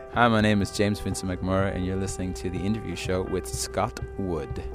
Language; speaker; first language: English; native; English